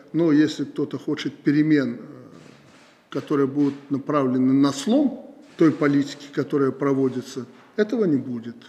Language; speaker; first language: Russian; native; Russian